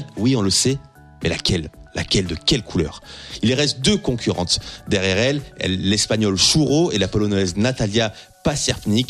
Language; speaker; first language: French; native; French